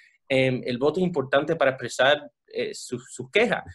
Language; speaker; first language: Spanish; early bilingual, other home language; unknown